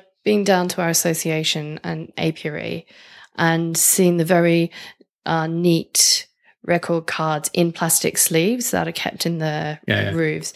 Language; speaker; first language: English; native; English